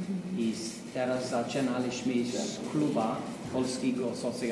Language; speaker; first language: Polish; early bilingual, heritage; English